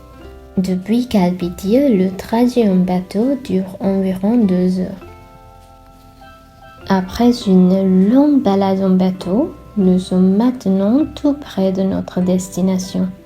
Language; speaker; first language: French; non-native, fluent; Sinhala